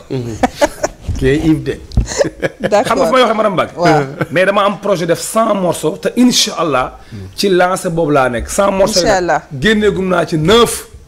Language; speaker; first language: Wolof; native; Wolof